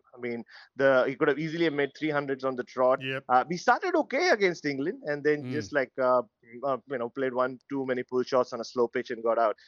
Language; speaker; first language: English; non-native, local second language; Tamil